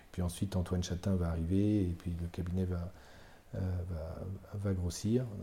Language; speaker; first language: French; native; French